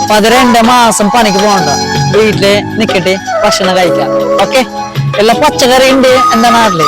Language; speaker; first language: Malayalam; non-native, local second language; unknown